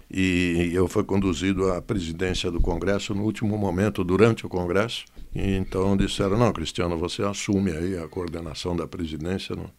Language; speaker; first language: Portuguese; native; Portuguese